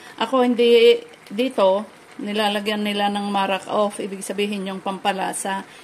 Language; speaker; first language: Filipino; native; Filipino